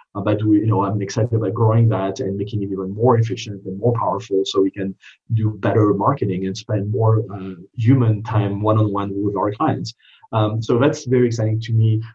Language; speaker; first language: English; non-native, fluent; French